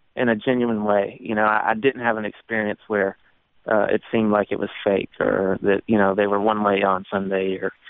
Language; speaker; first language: English; native; English